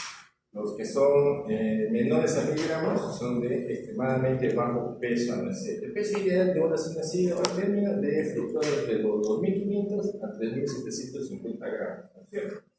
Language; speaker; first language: Spanish; native; Spanish